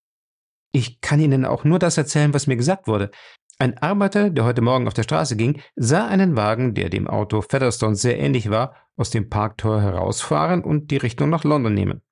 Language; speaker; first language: German; native; German